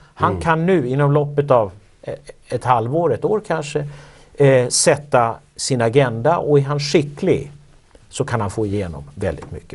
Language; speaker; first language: Swedish; native; Swedish